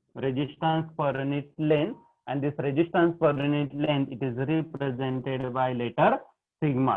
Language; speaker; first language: English; non-native, local second language; Marathi